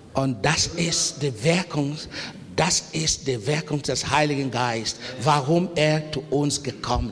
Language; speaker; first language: German; non-native, learner; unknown